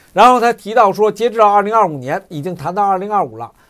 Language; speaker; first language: Chinese; native; Chinese